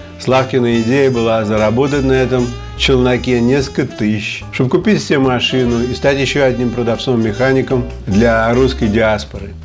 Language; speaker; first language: Russian; native; Russian